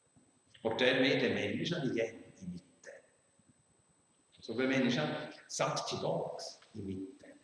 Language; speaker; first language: Swedish; non-native, fluent; German